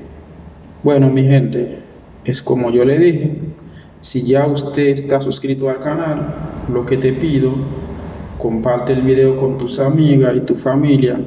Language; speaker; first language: Spanish; non-native, learner; Haitian Creole